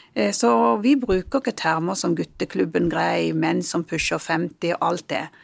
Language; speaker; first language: Norwegian; early bilingual, other home language; Punjabi